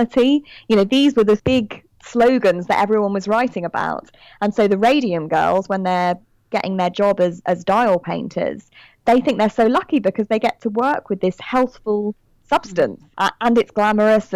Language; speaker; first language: English; native; English